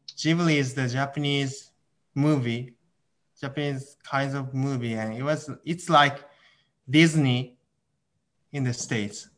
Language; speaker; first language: English; non-native, fluent; Japanese